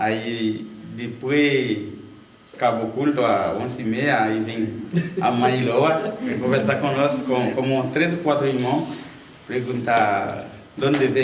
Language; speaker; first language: Portuguese; non-native, learner; Haitian Creole